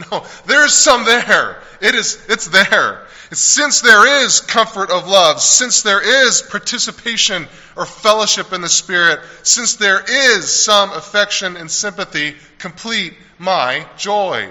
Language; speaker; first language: English; native; English